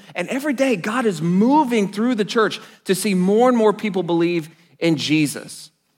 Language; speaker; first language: English; native; English